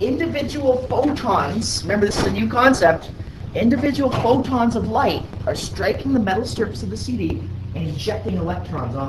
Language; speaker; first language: English; native; English